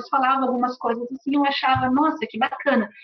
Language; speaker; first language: Portuguese; native; Portuguese